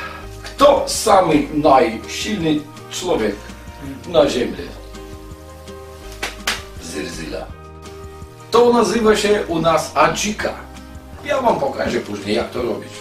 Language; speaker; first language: Polish; non-native, fluent; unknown